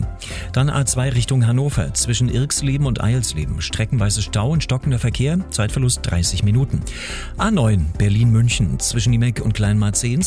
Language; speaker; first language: German; native; German